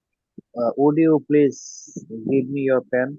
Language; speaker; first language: English; non-native, learner; Bangla